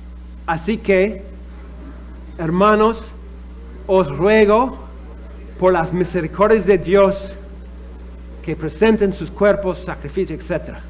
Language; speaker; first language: Spanish; non-native, fluent; English